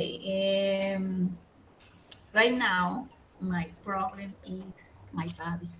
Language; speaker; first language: English; non-native, learner; Spanish